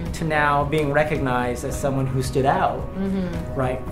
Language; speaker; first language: English; native; English